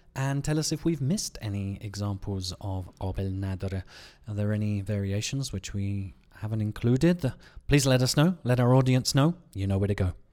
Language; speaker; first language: English; native; English